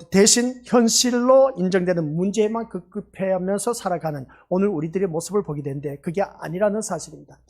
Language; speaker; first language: Korean; native; Korean